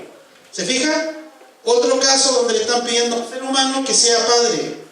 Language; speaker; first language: Spanish; native; Spanish